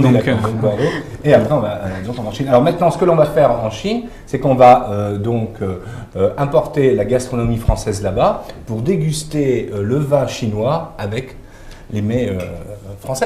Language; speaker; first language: French; native; French